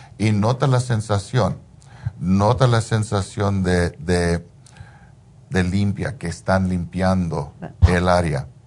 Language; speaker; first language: Spanish; early bilingual, heritage; Spanish